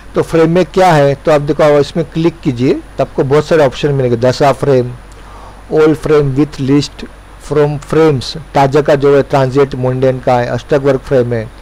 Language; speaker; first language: Hindi; non-native, local second language; Gujarati